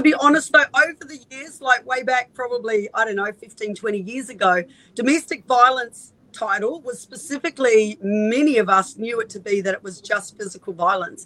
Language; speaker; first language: English; native; English